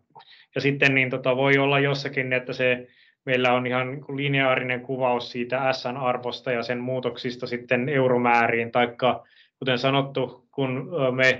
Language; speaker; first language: Finnish; native; Finnish